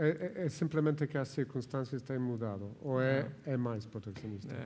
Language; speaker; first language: Portuguese; non-native, fluent; Spanish